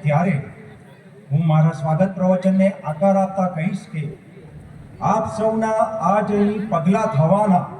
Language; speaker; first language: Gujarati; native; Gujarati